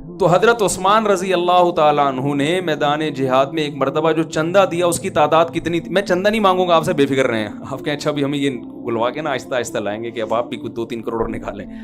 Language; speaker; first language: Urdu; native; Urdu